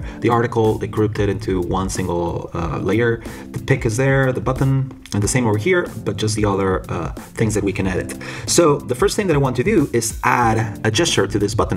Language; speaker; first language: English; non-native, fluent; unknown